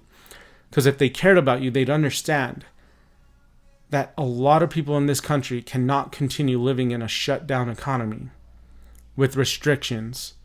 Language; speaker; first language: English; native; English